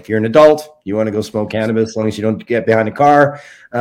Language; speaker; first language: English; native; English